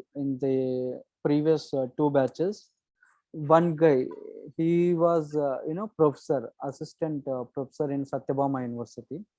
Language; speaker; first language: English; non-native, local second language; Telugu